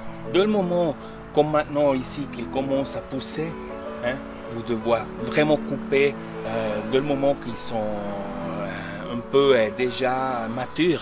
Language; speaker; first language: French; non-native, local second language; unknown